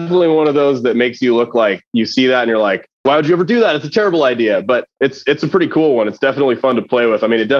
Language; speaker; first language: English; native; English